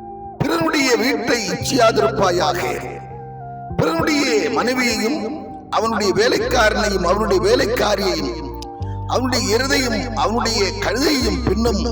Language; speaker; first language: Tamil; native; Tamil